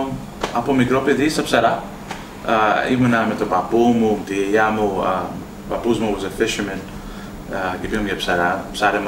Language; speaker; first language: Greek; early bilingual, heritage; English